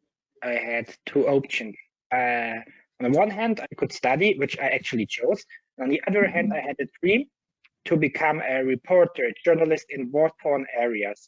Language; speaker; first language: English; non-native, fluent; German